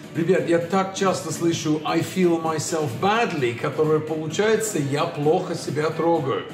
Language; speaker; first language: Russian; non-native, fluent; English